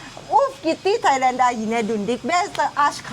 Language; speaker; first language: Turkish; non-native, learner; Thai